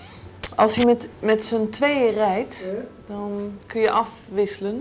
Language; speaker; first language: Dutch; native; Dutch